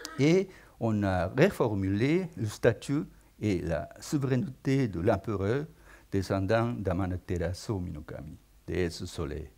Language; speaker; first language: French; non-native, fluent; Japanese